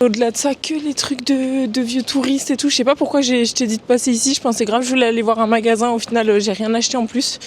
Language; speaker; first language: French; native; French